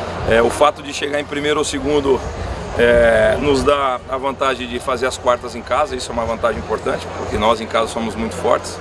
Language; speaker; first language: Portuguese; native; Portuguese